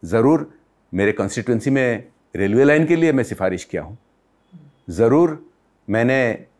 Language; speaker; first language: Hindi; non-native, local second language; Odia